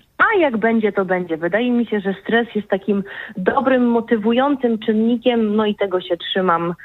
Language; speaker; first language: Polish; native; Polish